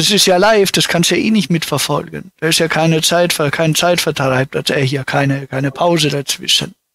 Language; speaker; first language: German; native; German